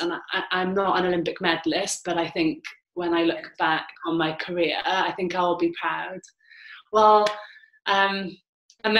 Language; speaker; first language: English; native; English